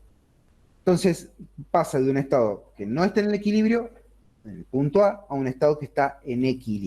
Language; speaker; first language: Spanish; native; Spanish